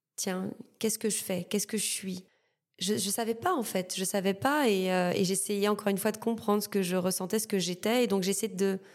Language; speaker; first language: French; native; French